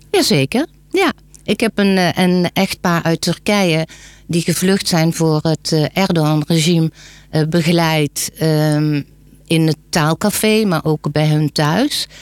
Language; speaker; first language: Dutch; native; Dutch